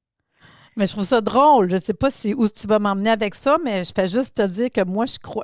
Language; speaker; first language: French; native; French